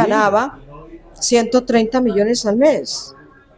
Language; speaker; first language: Spanish; native; Spanish